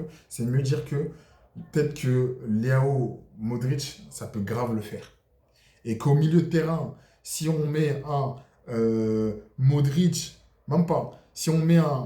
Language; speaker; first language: French; native; French